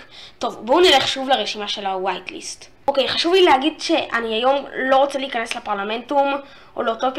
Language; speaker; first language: Hebrew; native; Hebrew